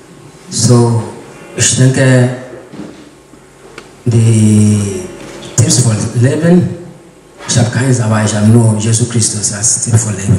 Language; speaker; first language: German; non-native, learner; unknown